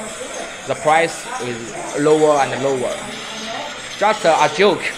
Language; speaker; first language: English; non-native, learner; Chinese